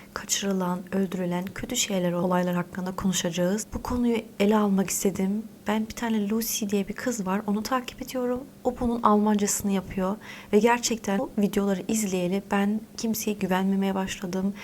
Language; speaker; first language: Turkish; early bilingual, other home language; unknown